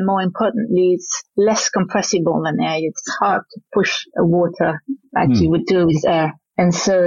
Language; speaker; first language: English; non-native, fluent; French